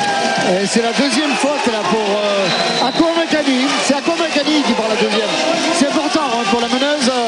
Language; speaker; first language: French; native; French